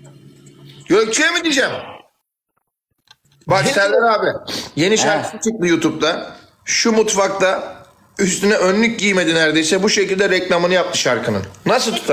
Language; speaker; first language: Turkish; native; Turkish